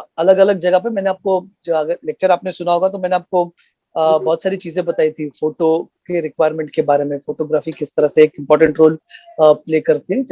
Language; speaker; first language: Hindi; non-native, local second language; Marathi